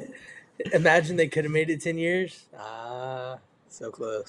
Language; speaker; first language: English; native; English